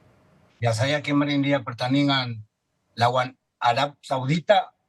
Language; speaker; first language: Indonesian; non-native, fluent; Spanish